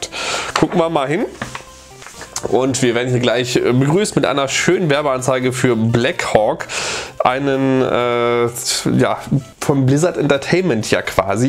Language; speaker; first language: German; native; German